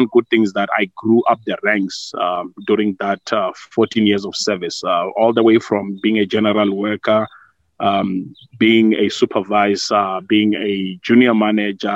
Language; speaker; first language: English; non-native, local second language; Venda